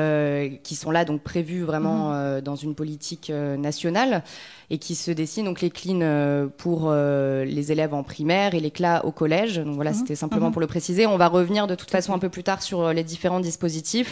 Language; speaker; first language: French; native; French